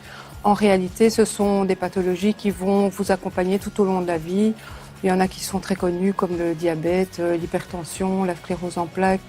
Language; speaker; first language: French; native; French